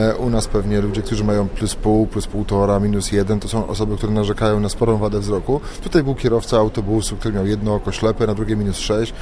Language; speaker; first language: Polish; native; Polish